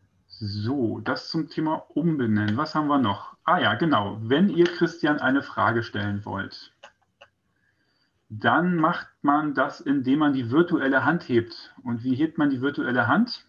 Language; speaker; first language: German; native; German